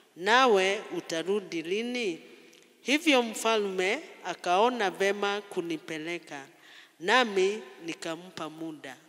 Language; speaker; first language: Swahili; non-native, local second language; Kikuyu